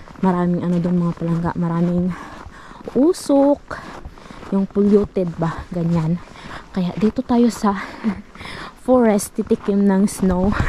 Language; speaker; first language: Filipino; non-native, local second language; Hiligaynon